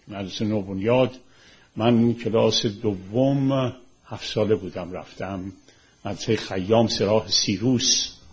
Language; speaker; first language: Persian; native; Persian